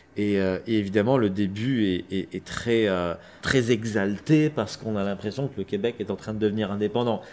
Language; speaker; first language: French; non-native, local second language; Arabic